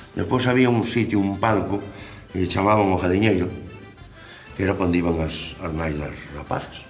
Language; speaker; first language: Galician; native; Galician